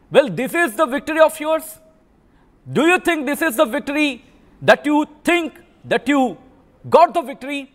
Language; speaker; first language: English; non-native, local second language; Telugu